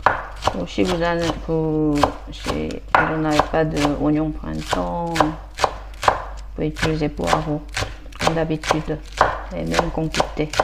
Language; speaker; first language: French; non-native, learner; Korean